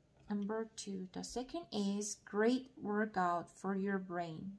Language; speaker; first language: English; non-native, learner; Korean